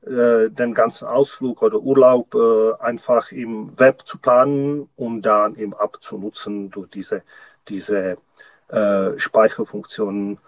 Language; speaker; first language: German; non-native, learner; Czech